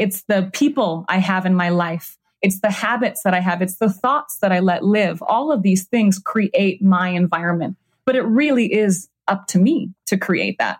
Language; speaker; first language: English; native; English